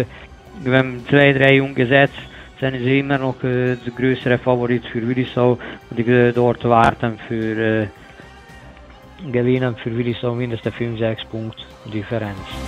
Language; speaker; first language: German; non-native, learner; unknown